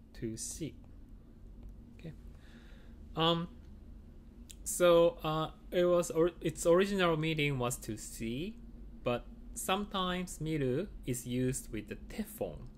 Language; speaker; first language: English; non-native, fluent; Japanese